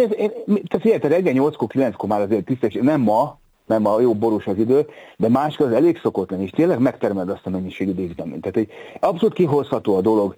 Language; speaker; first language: Hungarian; native; Hungarian